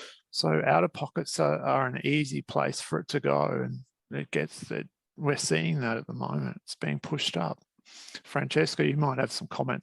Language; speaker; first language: English; native; English